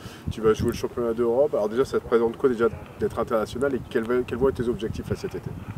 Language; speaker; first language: French; native; French